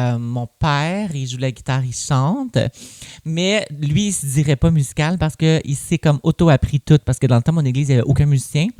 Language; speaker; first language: French; native; French